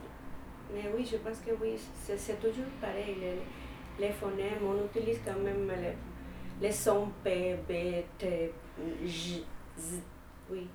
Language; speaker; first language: French; non-native, fluent; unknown